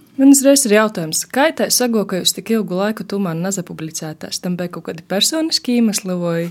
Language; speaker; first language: Latvian; native; Latvian